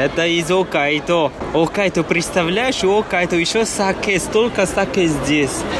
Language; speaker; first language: Russian; non-native, fluent; Chinese